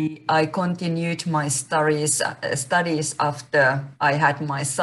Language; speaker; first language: English; non-native, fluent; Finnish